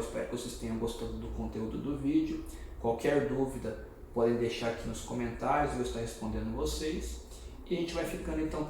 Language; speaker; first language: Portuguese; native; Portuguese